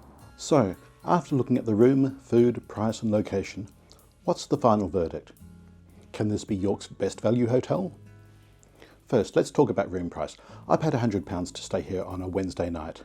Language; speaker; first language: English; native; English